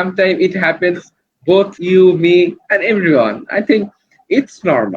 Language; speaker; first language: English; non-native, learner; Bangla